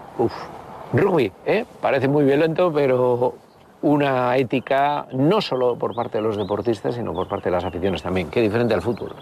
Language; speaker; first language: Spanish; native; Spanish